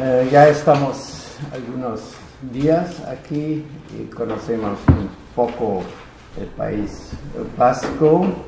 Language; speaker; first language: Spanish; non-native, learner; German